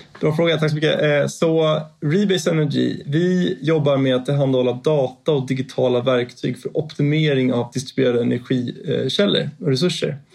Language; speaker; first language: Swedish; non-native, fluent; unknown